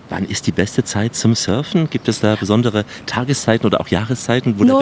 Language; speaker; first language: German; native; German